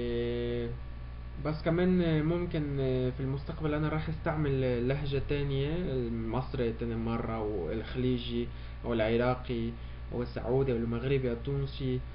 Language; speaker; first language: Arabic; early bilingual, heritage; Arabic